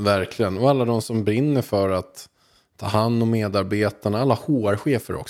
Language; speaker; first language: Swedish; native; Swedish